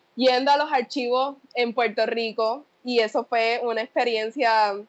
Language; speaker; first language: Spanish; native; Spanish